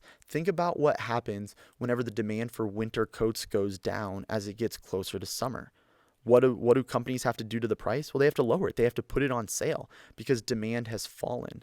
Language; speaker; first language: English; native; English